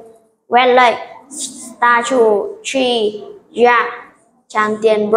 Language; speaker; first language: English; non-native, learner; Vietnamese